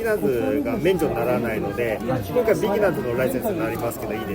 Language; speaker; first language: Japanese; native; Japanese